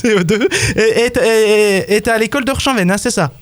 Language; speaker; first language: French; native; French